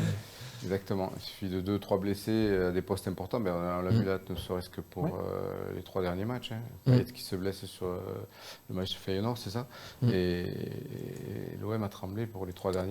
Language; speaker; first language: French; native; French